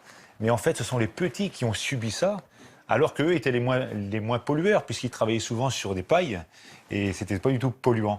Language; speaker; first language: French; native; French